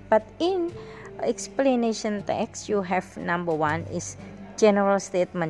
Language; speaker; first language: English; non-native, fluent; Indonesian